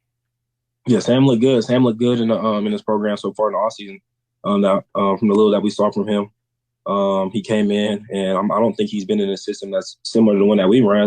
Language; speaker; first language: English; native; English